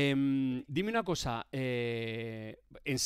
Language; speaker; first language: Spanish; native; Spanish